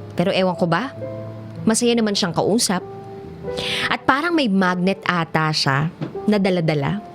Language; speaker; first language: Filipino; native; Filipino